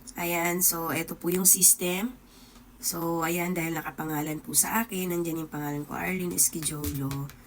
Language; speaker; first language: Filipino; non-native, local second language; Cebuano